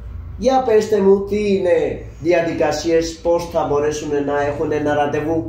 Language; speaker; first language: Greek; non-native, learner; Urdu